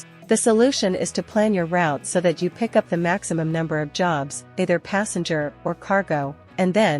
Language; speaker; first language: English; native; English